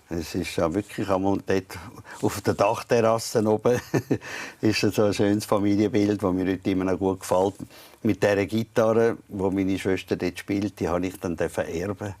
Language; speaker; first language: German; native; German